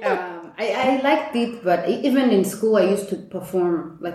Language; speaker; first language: English; non-native, local second language; Kinyarwanda